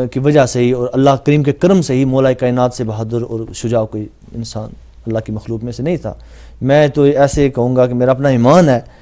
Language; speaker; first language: Urdu; non-native, local second language; Punjabi